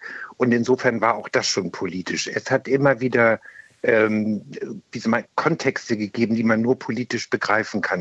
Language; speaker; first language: German; native; German